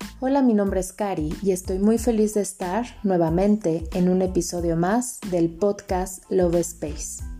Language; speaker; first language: Spanish; native; Spanish